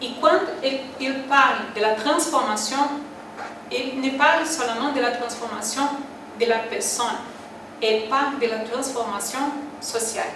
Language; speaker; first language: French; non-native, learner; Portuguese